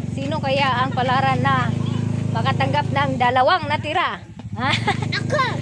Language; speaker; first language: Filipino; non-native, local second language; Cebuano